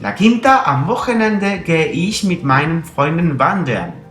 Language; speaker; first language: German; non-native, fluent; Spanish